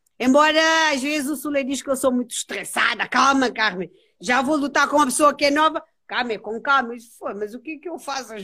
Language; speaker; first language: Portuguese; non-native, local second language; Kabuverdianu